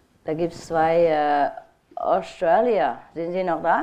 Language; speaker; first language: German; non-native, learner; Vietnamese